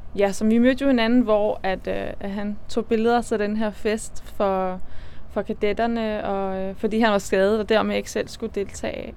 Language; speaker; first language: Danish; native; Danish